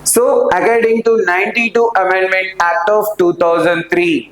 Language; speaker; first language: English; non-native, local second language; Telugu